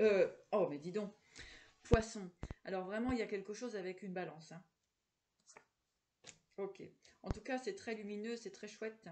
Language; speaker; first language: French; native; French